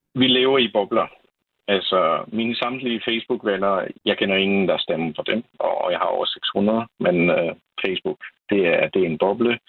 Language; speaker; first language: Danish; non-native, fluent; Polish